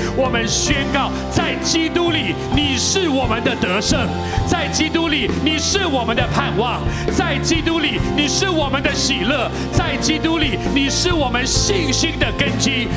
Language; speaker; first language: Chinese; native; Chinese